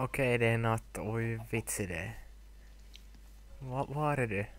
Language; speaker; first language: Swedish; non-native, local second language; Finnish